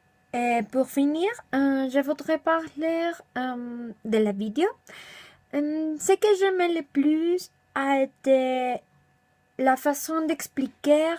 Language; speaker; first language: French; non-native, learner; Spanish